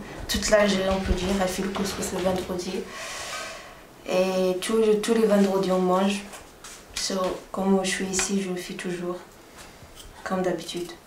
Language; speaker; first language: French; non-native, learner; Arabic